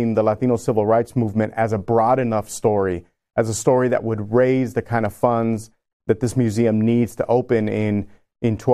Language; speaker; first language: English; native; English